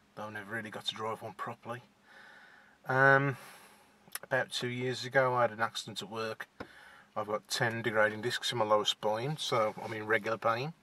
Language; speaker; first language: English; native; English